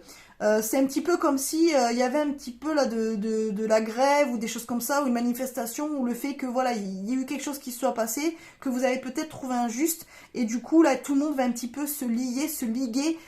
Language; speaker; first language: French; native; French